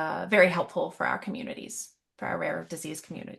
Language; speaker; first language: English; native; English